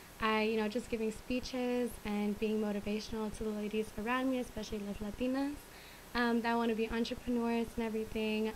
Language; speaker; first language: English; early bilingual, other home language; Spanish